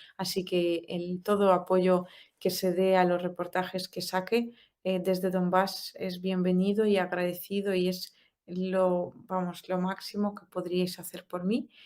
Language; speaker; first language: Spanish; non-native, fluent; Russian